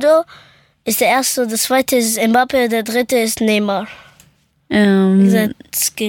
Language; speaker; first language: German; early bilingual, other home language; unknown